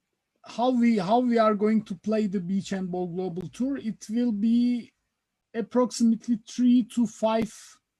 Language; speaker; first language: English; non-native, fluent; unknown